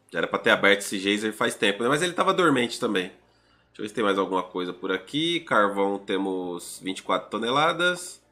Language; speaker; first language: Portuguese; native; Portuguese